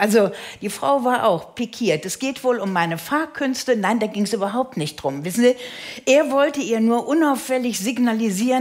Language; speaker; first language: German; native; German